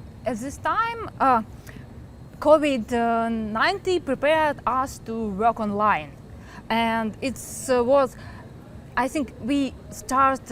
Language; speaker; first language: English; non-native, learner; Ukrainian